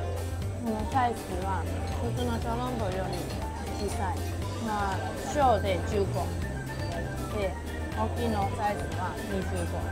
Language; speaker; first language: Japanese; non-native, fluent; Chinese